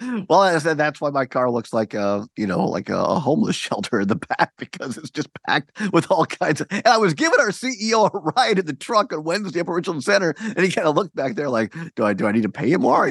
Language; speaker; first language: English; native; English